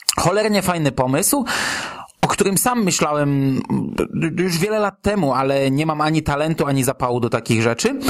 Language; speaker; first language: Polish; native; Polish